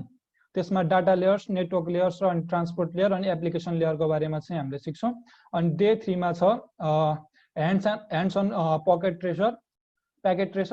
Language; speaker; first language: Nepali; native; Nepali